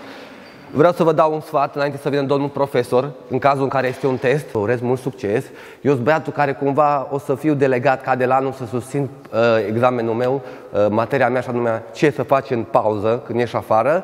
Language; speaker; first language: Romanian; native; Romanian